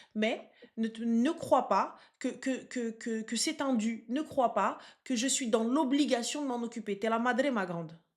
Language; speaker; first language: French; native; French